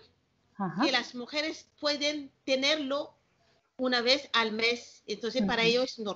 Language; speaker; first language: Spanish; non-native, learner; Malagasy